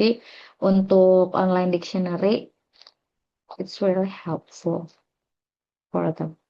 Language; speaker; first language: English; non-native, learner; Indonesian